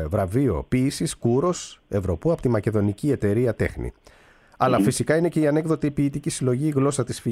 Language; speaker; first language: Greek; native; Greek